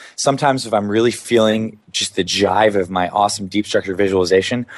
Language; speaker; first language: English; native; English